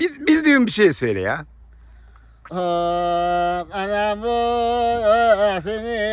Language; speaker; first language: Turkish; native; Turkish